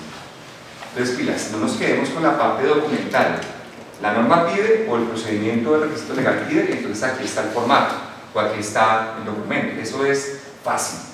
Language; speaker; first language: Spanish; native; Spanish